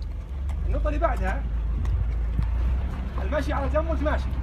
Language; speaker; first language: Arabic; native; Arabic